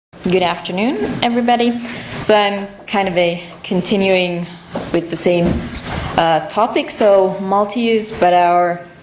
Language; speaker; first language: English; non-native, fluent; Finnish